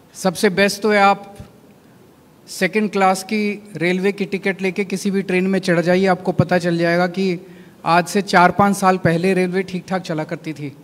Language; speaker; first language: Hindi; native; Hindi